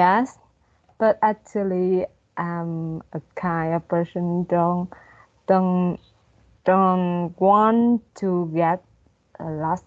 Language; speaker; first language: English; non-native, learner; Vietnamese